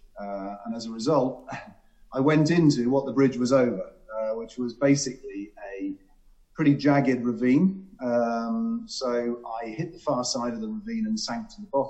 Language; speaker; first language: English; native; English